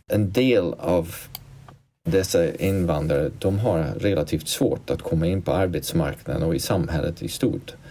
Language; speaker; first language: Swedish; non-native, fluent; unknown